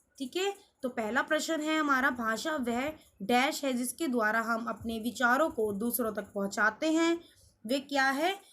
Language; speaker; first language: Hindi; native; Hindi